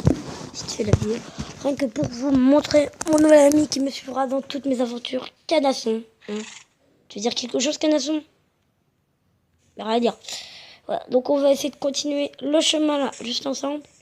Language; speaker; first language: French; native; French